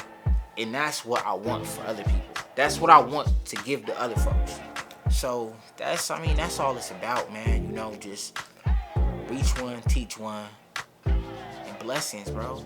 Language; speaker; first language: English; early bilingual, other home language; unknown